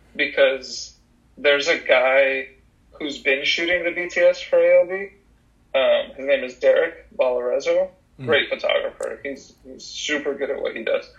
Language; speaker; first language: English; early bilingual, other home language; Russian